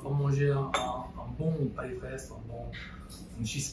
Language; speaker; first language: French; non-native, fluent; Portuguese